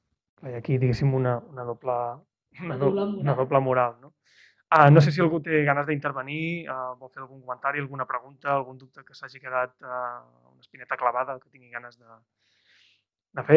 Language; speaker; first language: Catalan; native; Catalan